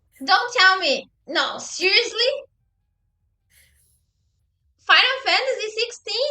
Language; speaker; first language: English; non-native, fluent; Portuguese